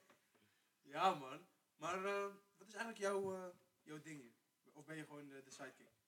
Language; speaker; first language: Dutch; native; Dutch